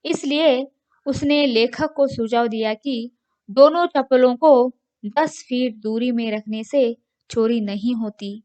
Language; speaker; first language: Hindi; non-native, local second language; Kannada